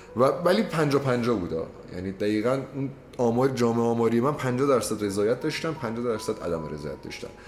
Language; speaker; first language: Persian; non-native, local second language; Azerbaijani